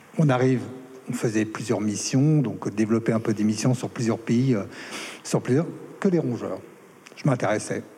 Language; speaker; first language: French; native; French